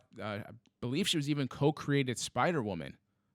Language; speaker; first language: English; native; English